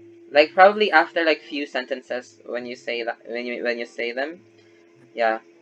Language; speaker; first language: English; non-native, local second language; Filipino